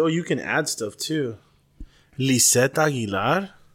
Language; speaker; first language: English; early bilingual, other home language; Spanish